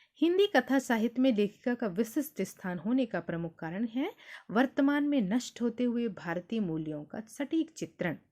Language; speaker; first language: Hindi; native; Hindi